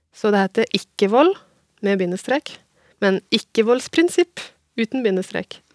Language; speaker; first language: Norwegian; native; Norwegian